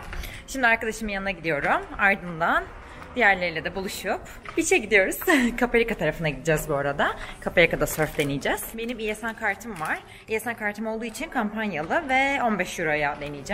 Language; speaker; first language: Turkish; native; Turkish